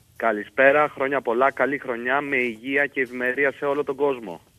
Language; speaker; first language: Greek; native; Greek